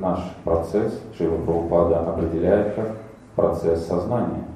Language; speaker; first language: Russian; native; Russian